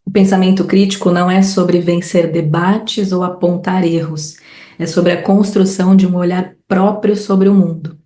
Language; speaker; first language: Portuguese; native; Portuguese